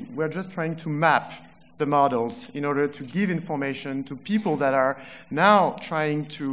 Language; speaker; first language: English; non-native, fluent; French